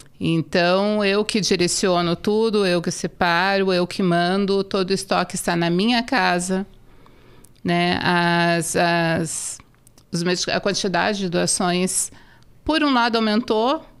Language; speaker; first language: Portuguese; native; Portuguese